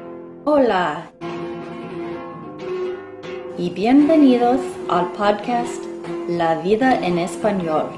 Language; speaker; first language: Spanish; non-native, fluent; English